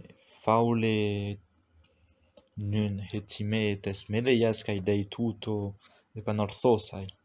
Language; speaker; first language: Greek; non-native, fluent; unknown